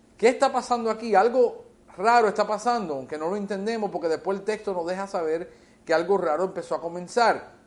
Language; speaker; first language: Spanish; early bilingual, heritage; Spanish